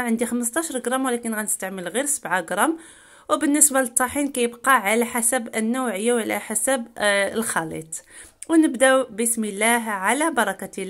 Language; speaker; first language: Arabic; non-native, local second language; Riffian